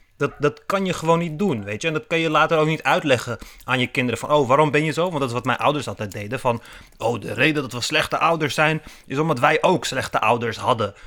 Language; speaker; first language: Dutch; early bilingual, other home language; Turkish